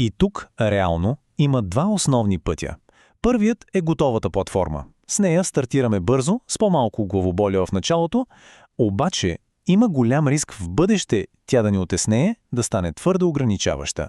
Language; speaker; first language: Bulgarian; native; Bulgarian